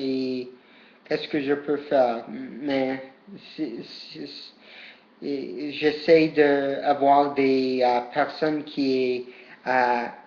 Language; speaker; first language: French; non-native, learner; English